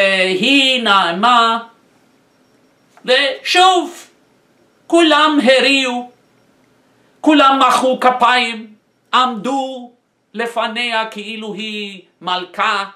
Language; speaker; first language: Hebrew; non-native, fluent; English